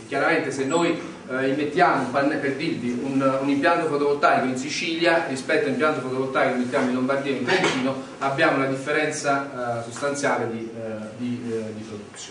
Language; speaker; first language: Italian; native; Italian